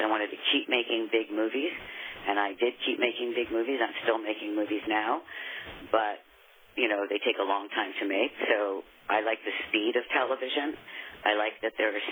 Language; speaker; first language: English; native; English